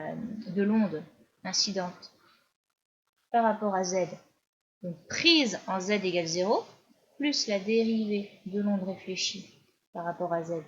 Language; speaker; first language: French; native; French